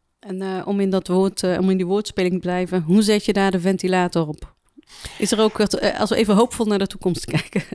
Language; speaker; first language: Dutch; early bilingual, other home language; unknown